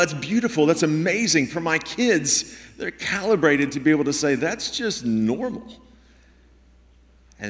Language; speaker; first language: English; native; English